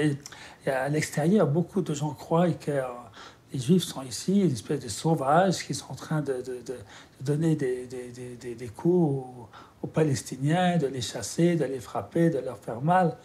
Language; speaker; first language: French; native; French